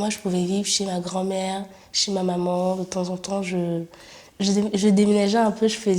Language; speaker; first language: French; non-native, local second language; Sango